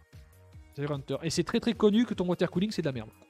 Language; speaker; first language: French; native; French